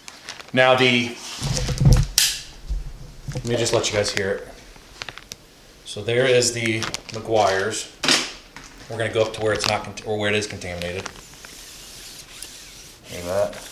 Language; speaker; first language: English; native; English